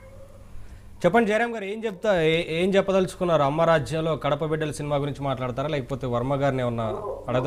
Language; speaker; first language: Telugu; native; Telugu